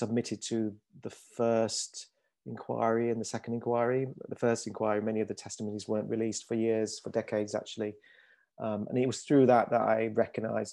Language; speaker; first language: English; native; English